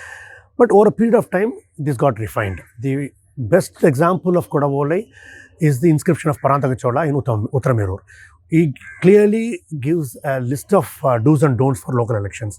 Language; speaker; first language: English; non-native, local second language; Tamil